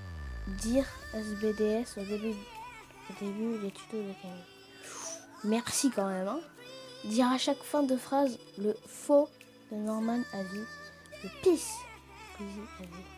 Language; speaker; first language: French; native; French